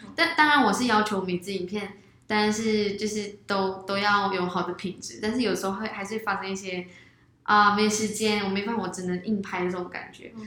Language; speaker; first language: Chinese; native; Chinese